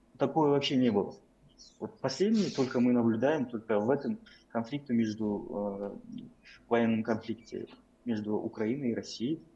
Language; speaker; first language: Russian; non-native, local second language; Kazakh